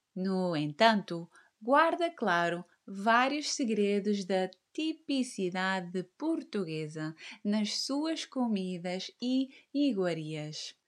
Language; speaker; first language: Portuguese; native; Portuguese